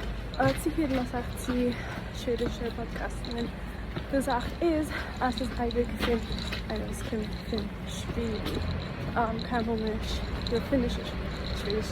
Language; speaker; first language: German; non-native, learner; English